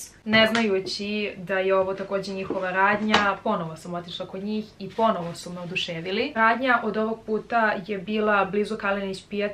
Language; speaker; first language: Serbian; native; Serbian